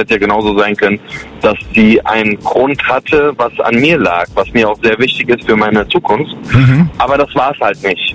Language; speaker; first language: German; early bilingual, other home language; Kurdish